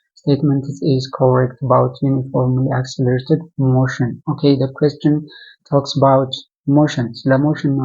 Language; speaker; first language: English; non-native, local second language; Amharic